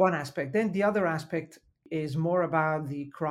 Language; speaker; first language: English; non-native, fluent; Italian